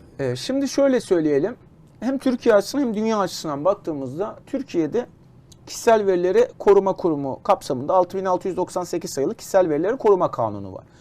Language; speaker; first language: Turkish; native; Turkish